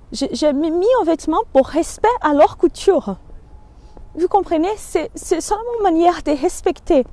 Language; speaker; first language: French; non-native, fluent; Portuguese